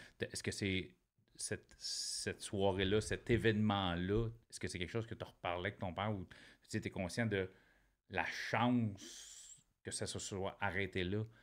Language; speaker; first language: French; native; French